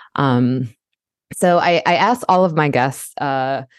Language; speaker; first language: English; native; English